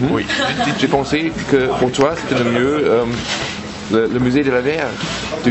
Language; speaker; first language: French; non-native, learner; German